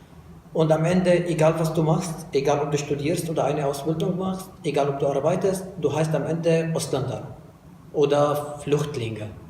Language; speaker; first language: German; non-native, fluent; Arabic